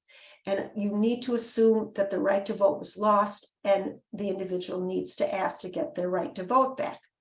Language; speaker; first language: English; native; English